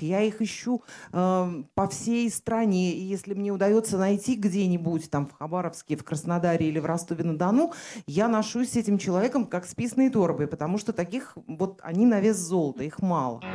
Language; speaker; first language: Russian; native; Russian